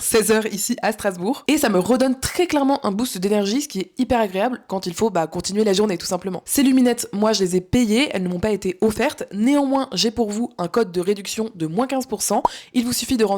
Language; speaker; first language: French; native; French